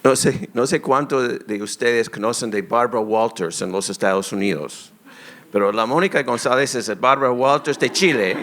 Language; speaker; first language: Spanish; non-native, fluent; English